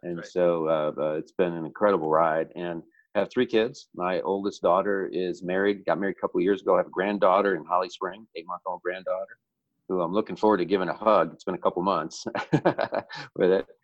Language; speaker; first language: English; native; English